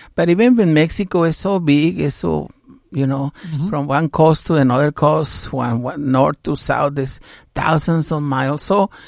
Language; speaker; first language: English; non-native, fluent; Spanish